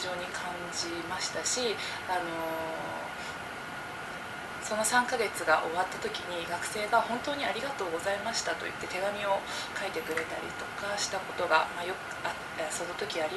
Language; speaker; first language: Japanese; native; Japanese